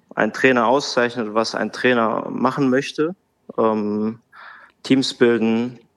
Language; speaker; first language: German; native; German